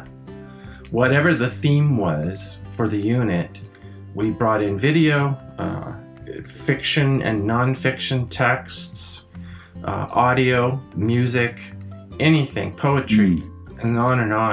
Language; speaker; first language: English; early bilingual, other home language; French